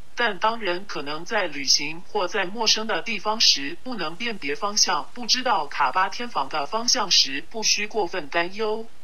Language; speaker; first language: Chinese; non-native, local second language; Cantonese